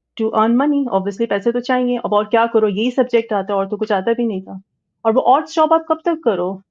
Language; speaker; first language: Hindi; early bilingual, heritage; Urdu